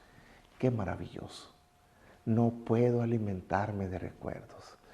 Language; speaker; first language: Spanish; native; Spanish